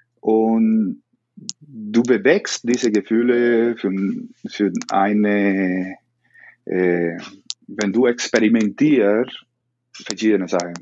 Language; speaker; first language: German; non-native, learner; Spanish